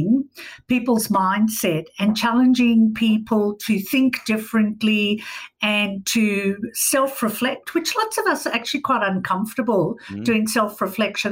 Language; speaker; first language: English; native; English